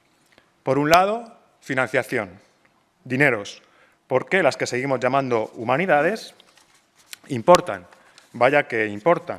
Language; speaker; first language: Spanish; native; Spanish